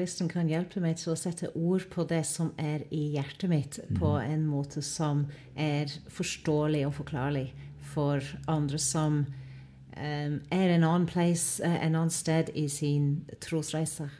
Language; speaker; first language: Norwegian; non-native, fluent; English